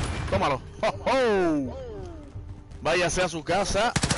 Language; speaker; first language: Spanish; early bilingual, heritage; Spanish